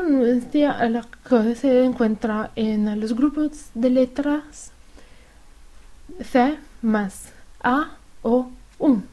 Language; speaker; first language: Spanish; non-native, fluent; Italian